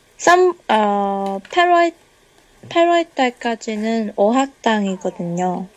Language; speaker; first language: Korean; non-native, learner; Chinese